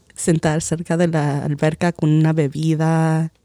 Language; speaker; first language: Spanish; early bilingual, heritage; Spanish